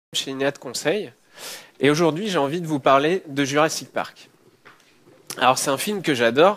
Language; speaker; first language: French; native; French